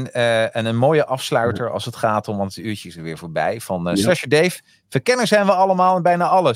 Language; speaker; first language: Dutch; native; Dutch